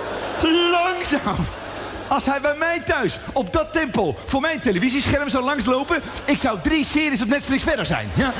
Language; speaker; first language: Dutch; native; Dutch